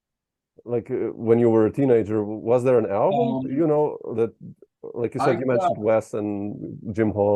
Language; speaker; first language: English; non-native, fluent; Slovenian